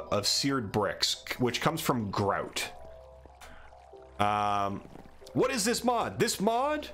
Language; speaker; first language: English; native; English